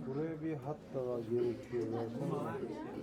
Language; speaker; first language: Turkish; native; Turkish